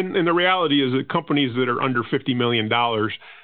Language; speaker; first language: English; non-native, fluent; Spanish